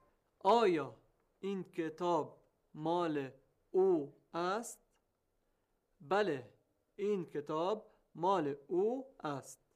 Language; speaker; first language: Persian; non-native, learner; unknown